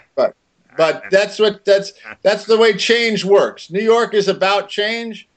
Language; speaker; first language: English; native; English